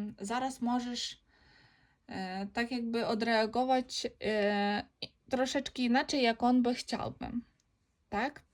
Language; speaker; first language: Polish; non-native, learner; Ukrainian